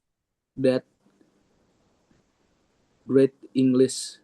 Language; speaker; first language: English; non-native, learner; Indonesian